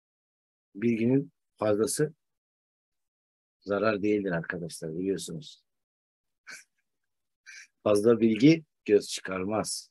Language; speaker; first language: Turkish; native; Turkish